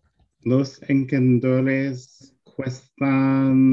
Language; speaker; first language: Spanish; non-native, learner; English